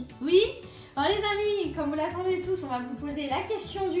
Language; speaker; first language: French; native; French